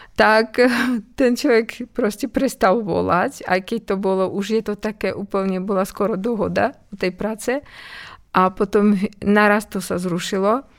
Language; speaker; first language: Slovak; non-native, fluent; Russian